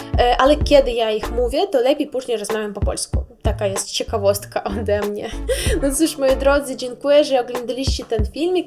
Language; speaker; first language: Polish; non-native, learner; Russian